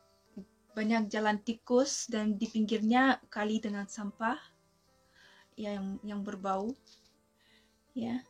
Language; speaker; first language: Indonesian; non-native, fluent; Russian